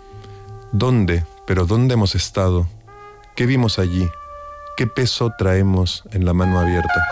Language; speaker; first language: Spanish; native; Spanish